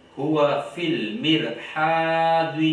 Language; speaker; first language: Arabic; non-native, learner; Haitian Creole